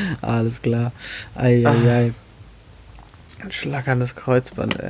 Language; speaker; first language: German; native; German